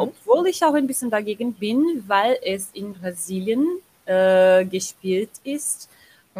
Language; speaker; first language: German; non-native, learner; Portuguese